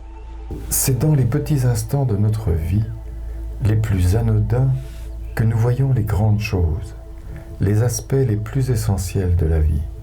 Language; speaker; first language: French; native; French